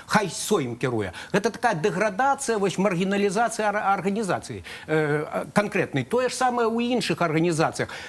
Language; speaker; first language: Belarusian; native; Belarusian